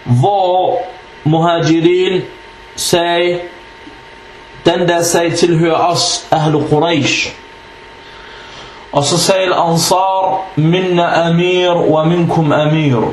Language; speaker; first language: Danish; non-native, fluent; Arabic